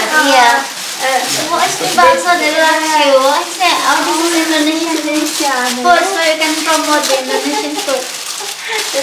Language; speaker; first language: English; non-native, learner; Indonesian